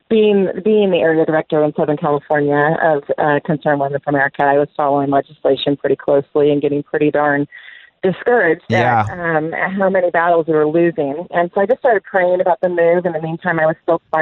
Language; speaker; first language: English; native; English